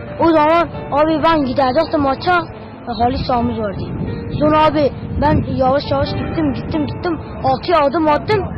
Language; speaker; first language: Turkish; non-native, local second language; Kurdish